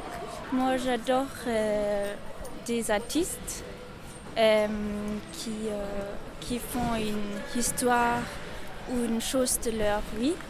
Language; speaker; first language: French; non-native, learner; German